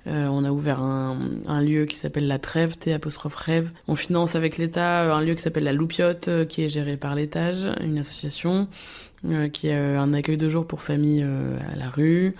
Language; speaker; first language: French; native; French